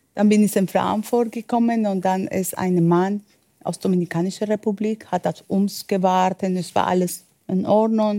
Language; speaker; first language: German; non-native, learner; Spanish